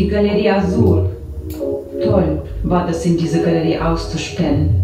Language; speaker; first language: German; non-native, learner; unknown